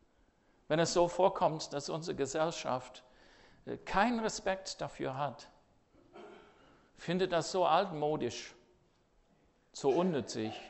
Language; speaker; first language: German; non-native, fluent; English